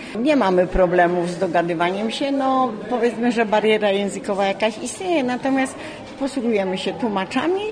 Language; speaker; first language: Polish; native; Polish